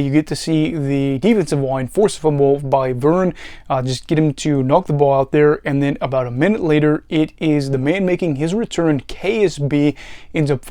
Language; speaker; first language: English; native; English